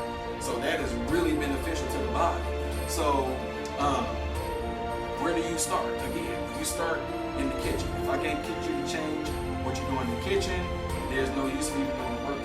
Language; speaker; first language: English; native; English